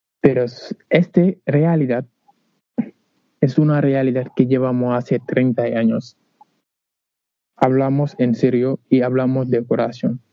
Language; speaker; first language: Spanish; non-native, learner; Wolof